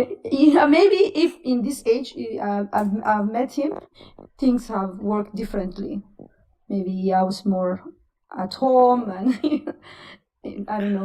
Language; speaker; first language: English; non-native, fluent; Italian